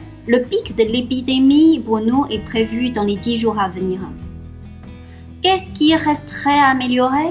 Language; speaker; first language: French; non-native, fluent; Chinese